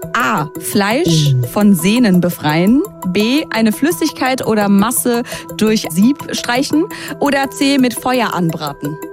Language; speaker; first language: German; early bilingual, other home language; Turkish